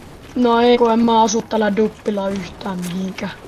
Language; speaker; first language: Finnish; native; Finnish